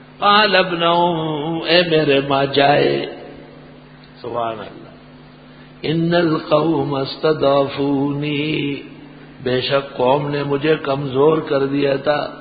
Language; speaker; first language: Urdu; non-native, local second language; Pashto